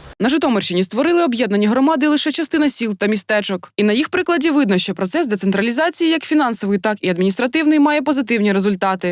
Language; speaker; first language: Ukrainian; native; Ukrainian